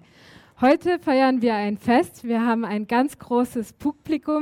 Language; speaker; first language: German; native; German